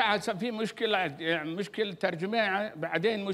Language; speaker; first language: Arabic; non-native, learner; Urdu